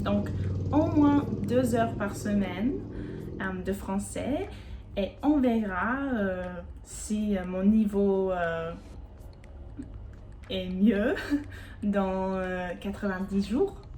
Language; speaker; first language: French; non-native, fluent; English